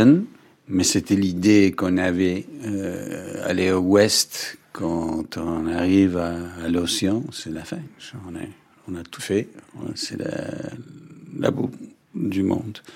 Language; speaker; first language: French; non-native, fluent; Danish